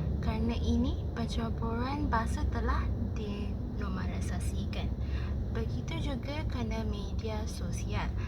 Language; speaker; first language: Malay; native; Malay